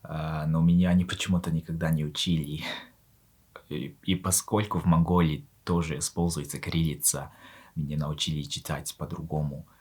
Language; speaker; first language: Russian; non-native, fluent; Mongolian